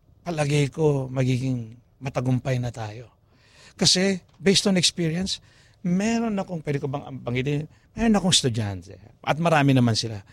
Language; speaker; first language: Filipino; non-native, local second language; Pampanga